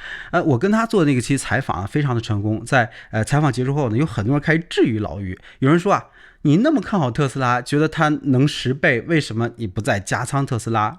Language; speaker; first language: Chinese; native; Chinese